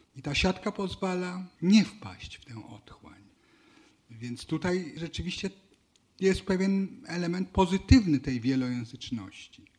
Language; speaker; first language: Polish; native; Polish